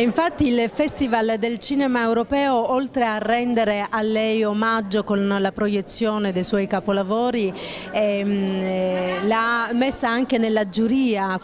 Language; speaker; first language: Italian; native; Italian